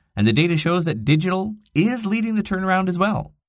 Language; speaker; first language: English; native; English